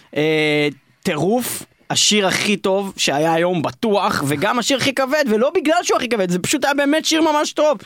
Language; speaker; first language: Hebrew; native; Hebrew